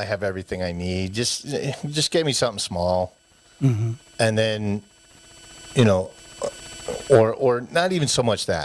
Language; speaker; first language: English; native; English